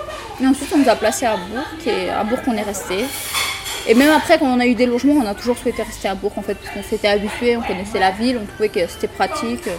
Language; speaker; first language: French; early bilingual, other home language; Romanian